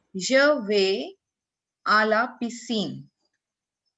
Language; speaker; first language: French; non-native, fluent; Hindi